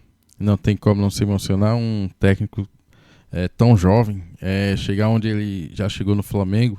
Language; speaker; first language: Portuguese; native; Portuguese